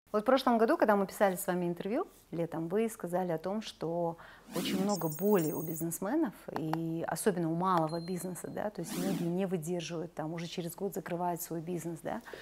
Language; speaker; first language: Russian; native; Russian